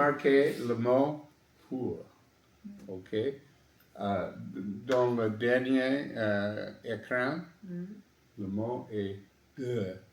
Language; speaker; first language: French; non-native, learner; English